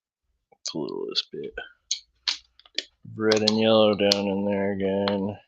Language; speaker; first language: English; native; English